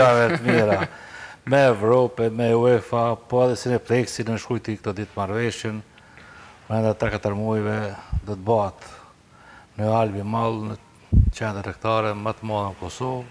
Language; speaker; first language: Albanian; native; Albanian